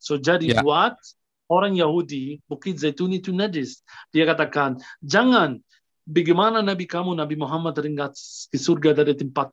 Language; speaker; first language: Indonesian; non-native, fluent; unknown